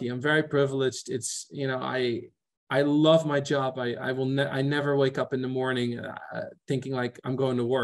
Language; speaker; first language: English; non-native, fluent; Dutch